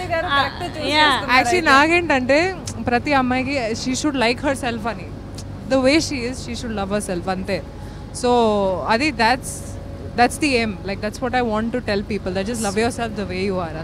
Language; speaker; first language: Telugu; non-native, fluent; Hindi